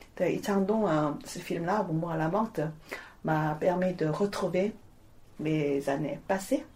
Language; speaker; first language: French; non-native, fluent; Korean